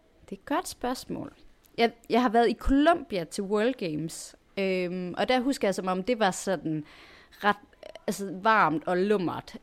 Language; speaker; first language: Danish; native; Danish